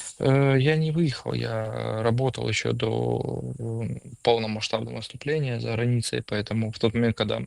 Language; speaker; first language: Russian; native; Russian